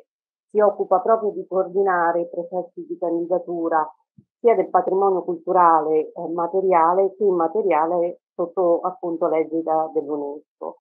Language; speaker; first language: Italian; native; Italian